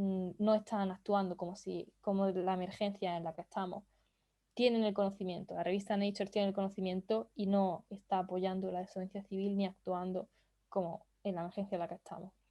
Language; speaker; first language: Spanish; native; Spanish